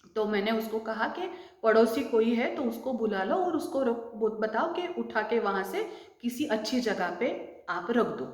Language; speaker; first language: Hindi; non-native, local second language; Marathi